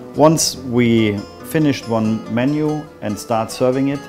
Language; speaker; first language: English; non-native, fluent; German